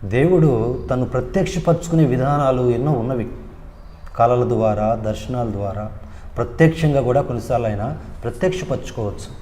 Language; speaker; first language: Telugu; non-native, local second language; Urdu